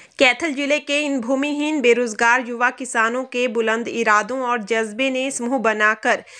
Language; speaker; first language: Hindi; native; Hindi